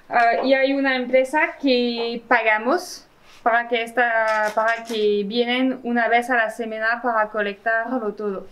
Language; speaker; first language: Spanish; non-native, fluent; French